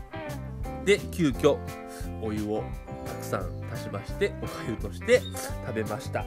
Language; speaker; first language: Japanese; native; Japanese